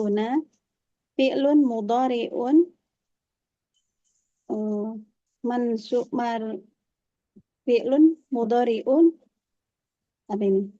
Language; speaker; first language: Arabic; non-native, learner; Indonesian